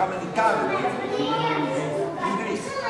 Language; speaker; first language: English; non-native, fluent; Greek